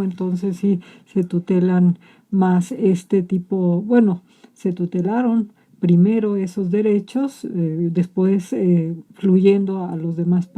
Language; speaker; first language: Spanish; native; Spanish